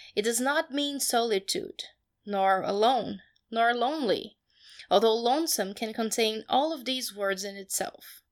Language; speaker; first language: English; non-native, fluent; Portuguese